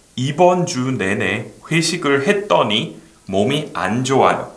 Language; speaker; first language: Korean; non-native, fluent; English